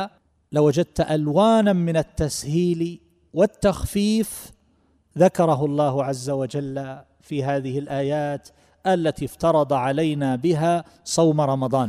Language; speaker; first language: Arabic; native; Arabic